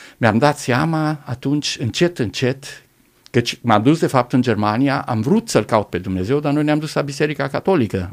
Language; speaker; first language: Romanian; non-native, local second language; German